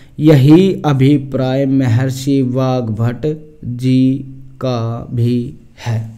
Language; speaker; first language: Hindi; native; Hindi